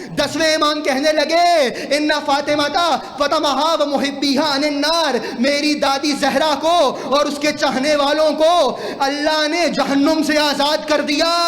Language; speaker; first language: Urdu; native; Urdu